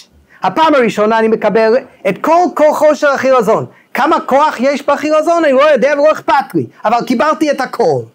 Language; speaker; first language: Hebrew; non-native, fluent; English